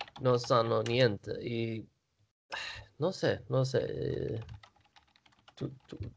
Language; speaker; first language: Italian; non-native, learner; Swedish